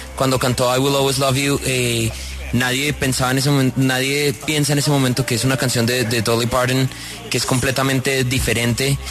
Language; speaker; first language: Spanish; native; Spanish